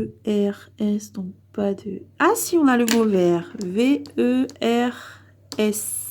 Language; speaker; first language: French; native; French